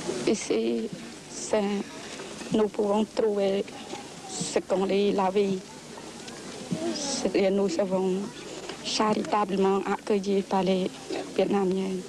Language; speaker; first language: French; non-native, local second language; Khmer